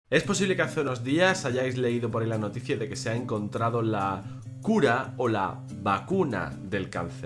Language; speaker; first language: Spanish; native; Spanish